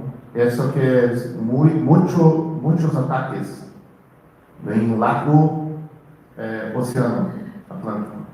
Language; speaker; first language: Spanish; non-native, learner; Portuguese